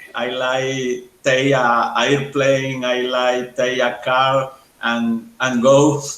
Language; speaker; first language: English; non-native, learner; Spanish